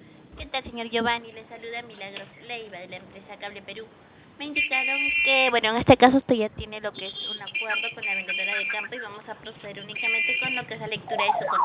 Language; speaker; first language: Spanish; native; Spanish